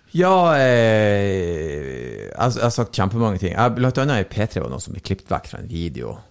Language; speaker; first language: Norwegian; native; Norwegian